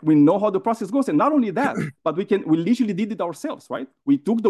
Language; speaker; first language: English; non-native, fluent; Romanian